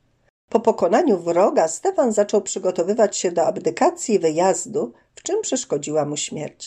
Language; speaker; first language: Polish; native; Polish